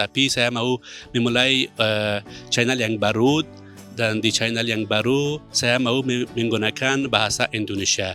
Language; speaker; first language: Indonesian; non-native, fluent; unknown